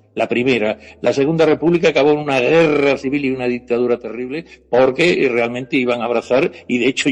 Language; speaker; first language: Spanish; native; Spanish